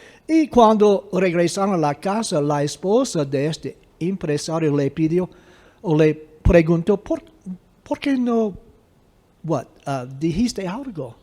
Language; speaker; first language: Spanish; non-native, fluent; English